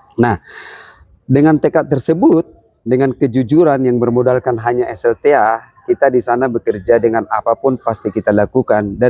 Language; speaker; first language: Indonesian; non-native, local second language; Batak Toba